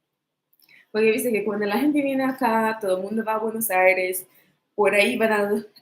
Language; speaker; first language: Spanish; non-native, fluent; English